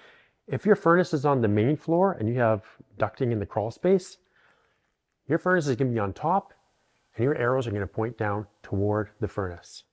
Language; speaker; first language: English; native; English